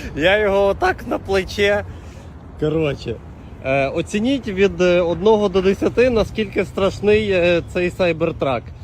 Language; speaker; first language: Ukrainian; native; Ukrainian